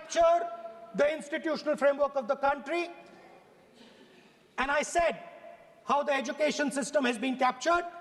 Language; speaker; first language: English; non-native, local second language; Hindi